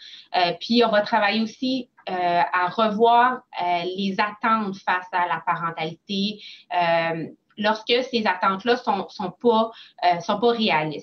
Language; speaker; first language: French; native; French